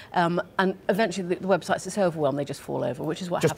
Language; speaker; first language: English; native; English